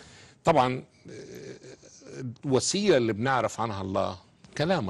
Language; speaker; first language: Arabic; native; Arabic